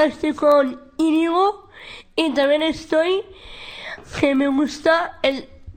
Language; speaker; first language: Spanish; non-native, local second language; Basque